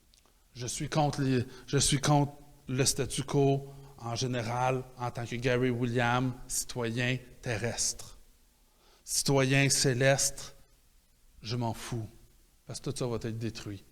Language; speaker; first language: French; native; French